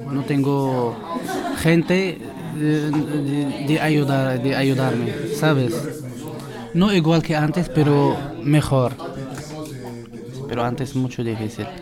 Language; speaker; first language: Spanish; non-native, learner; Arabic